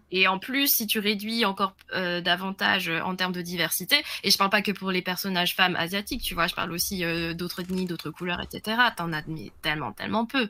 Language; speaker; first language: French; early bilingual, other home language; Vietnamese